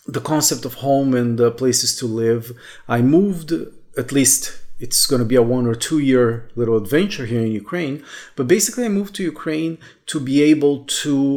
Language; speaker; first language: English; non-native, fluent; Portuguese